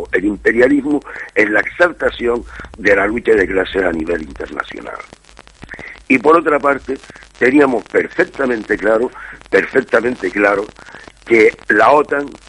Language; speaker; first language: Spanish; native; Spanish